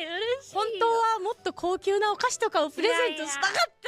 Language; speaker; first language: Japanese; native; Japanese